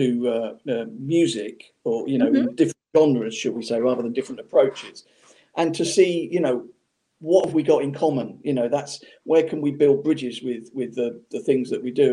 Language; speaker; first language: English; native; English